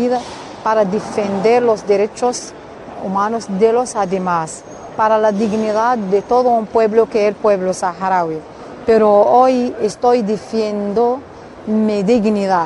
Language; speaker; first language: Spanish; non-native, fluent; Arabic